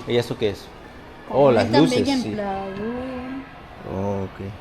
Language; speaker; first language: Spanish; early bilingual, heritage; Spanish